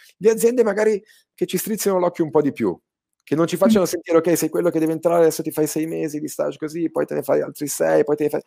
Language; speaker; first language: Italian; native; Italian